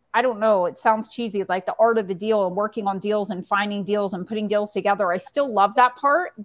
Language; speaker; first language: English; native; English